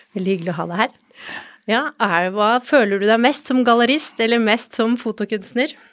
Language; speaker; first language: Norwegian; native; Norwegian